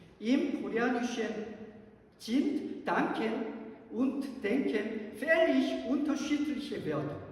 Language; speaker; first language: German; non-native, learner; Korean